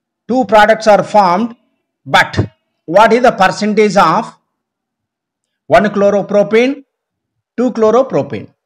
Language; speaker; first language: English; non-native, local second language; Telugu